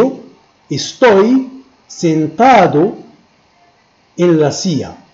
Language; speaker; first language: Spanish; non-native, fluent; Arabic